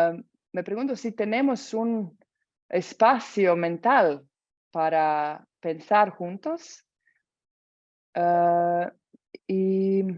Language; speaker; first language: Spanish; non-native, fluent; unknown